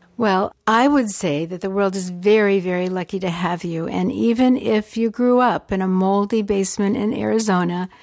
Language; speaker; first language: English; native; English